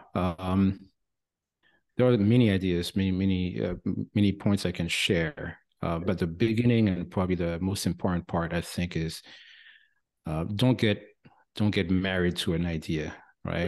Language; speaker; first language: English; non-native, fluent; French